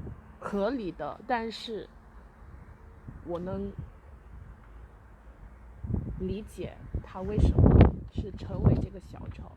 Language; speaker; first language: Chinese; early bilingual, heritage; Chinese